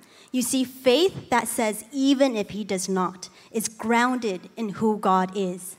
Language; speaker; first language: English; early bilingual, other home language; Chinese